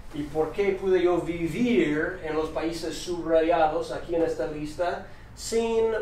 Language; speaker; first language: Spanish; non-native, fluent; English